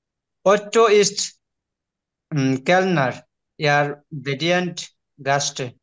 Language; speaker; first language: German; non-native, learner; Bangla